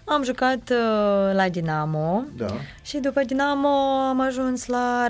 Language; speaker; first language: Romanian; non-native, fluent; Ukrainian